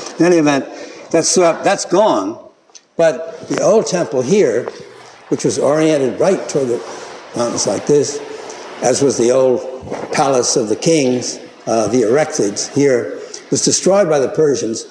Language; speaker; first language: English; native; English